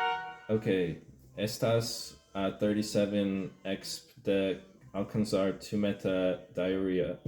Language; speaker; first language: Spanish; non-native, learner; English